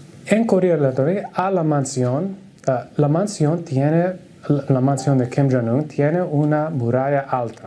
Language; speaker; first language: Spanish; non-native, learner; English